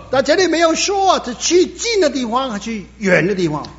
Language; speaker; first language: Chinese; native; Chinese